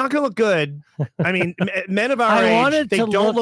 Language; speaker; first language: English; native; English